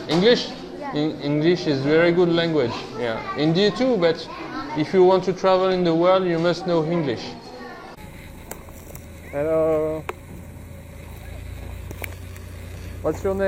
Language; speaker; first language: English; non-native, learner; French